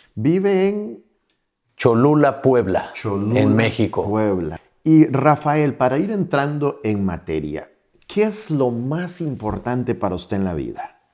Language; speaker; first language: Spanish; native; Spanish